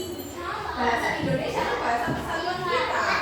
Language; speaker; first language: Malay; non-native, local second language; Javanese